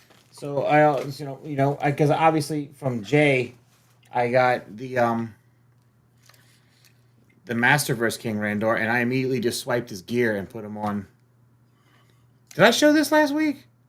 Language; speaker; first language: English; native; English